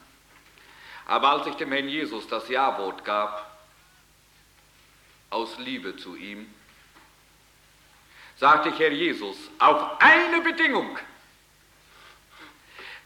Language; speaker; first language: German; early bilingual, heritage; German